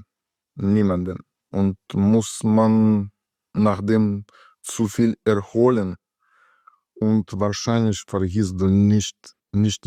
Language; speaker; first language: German; non-native, learner; Russian